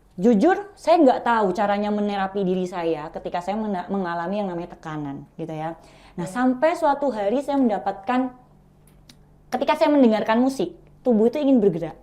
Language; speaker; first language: Indonesian; non-native, local second language; Madurese